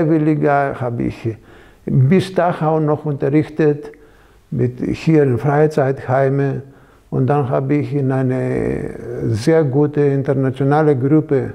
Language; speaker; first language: German; non-native, fluent; Greek